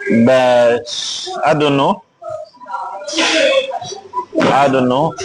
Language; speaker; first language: English; non-native, learner; Lingala